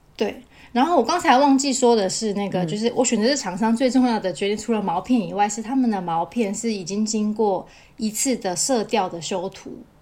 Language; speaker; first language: Chinese; native; Chinese